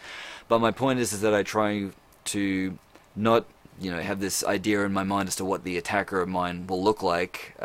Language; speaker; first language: English; native; English